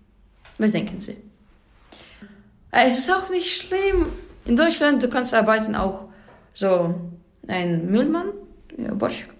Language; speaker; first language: German; non-native, learner; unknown